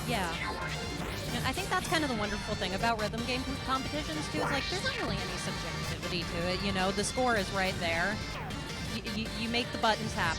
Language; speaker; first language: English; native; English